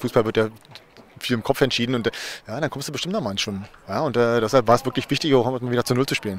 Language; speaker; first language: German; native; German